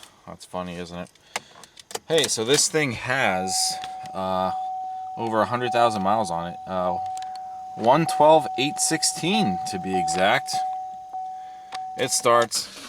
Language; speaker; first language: English; native; English